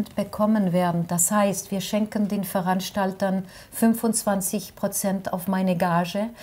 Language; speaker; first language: German; non-native, fluent; French